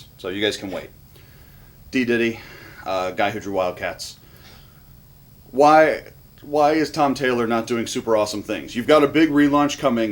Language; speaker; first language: English; native; English